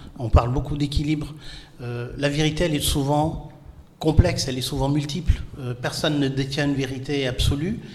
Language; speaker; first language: French; non-native, local second language; Arabic